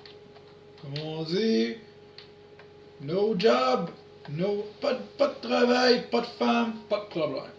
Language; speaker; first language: French; native; French